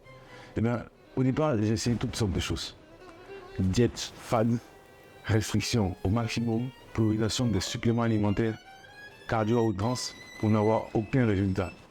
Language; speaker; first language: French; native; French